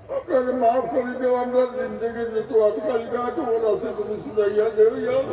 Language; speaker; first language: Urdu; non-native, local second language; Bangla